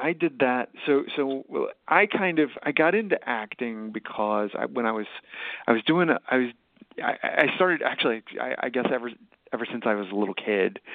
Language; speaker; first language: English; native; English